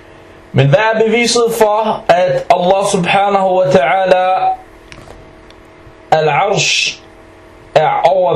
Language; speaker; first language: Danish; early bilingual, other home language; Arabic